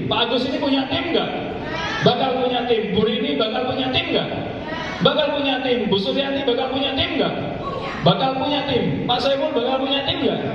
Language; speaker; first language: Indonesian; native; Indonesian